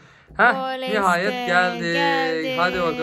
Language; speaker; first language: Turkish; native; Turkish